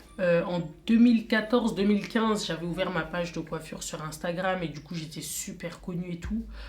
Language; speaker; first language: French; early bilingual, other home language; Lingala